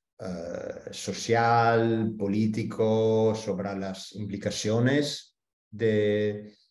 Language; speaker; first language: Spanish; non-native, fluent; Italian